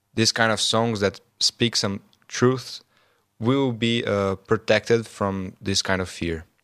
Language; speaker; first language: English; non-native, learner; Portuguese